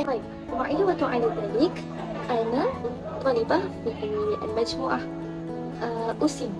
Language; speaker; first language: Arabic; non-native, learner; Malay